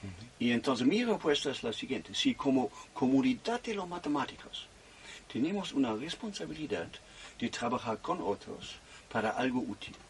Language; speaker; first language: Spanish; non-native, fluent; German